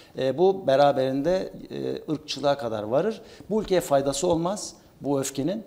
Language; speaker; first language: Turkish; native; Turkish